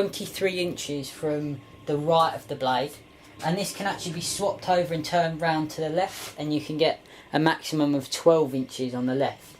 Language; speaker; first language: English; native; English